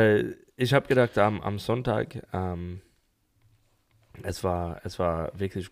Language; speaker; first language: German; non-native, fluent; English